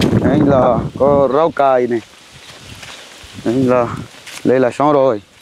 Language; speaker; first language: Vietnamese; non-native, learner; Portuguese